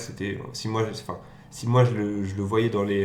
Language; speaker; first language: French; native; French